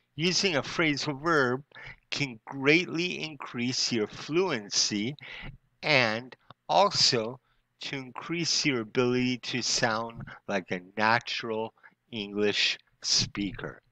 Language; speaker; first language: English; native; English